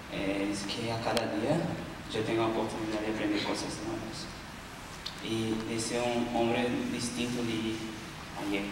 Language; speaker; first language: Spanish; non-native, learner; Portuguese